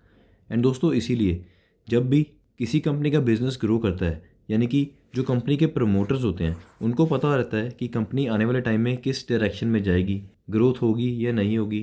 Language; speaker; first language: Hindi; native; Hindi